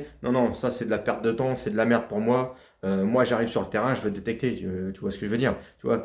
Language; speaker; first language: French; native; French